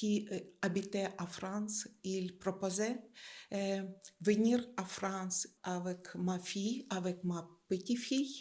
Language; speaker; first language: French; non-native, learner; Ukrainian